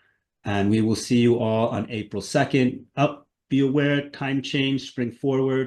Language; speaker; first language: English; native; English